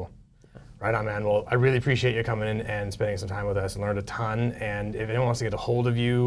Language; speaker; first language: English; native; English